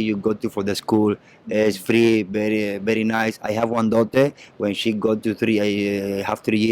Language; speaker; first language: English; non-native, learner; Spanish